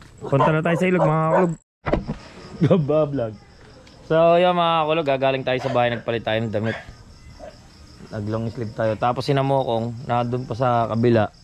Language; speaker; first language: Filipino; native; Filipino